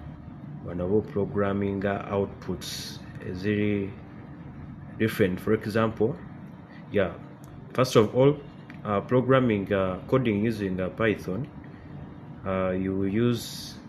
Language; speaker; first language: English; non-native, local second language; Ganda